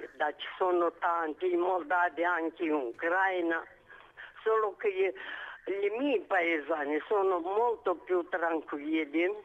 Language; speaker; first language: Italian; non-native, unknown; Romanian